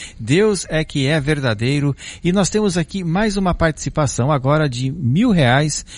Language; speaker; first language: Portuguese; native; Portuguese